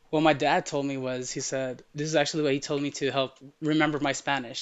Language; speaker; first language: English; early bilingual, other home language; Arabic